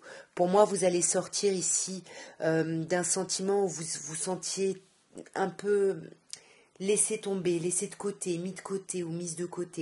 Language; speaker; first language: French; native; French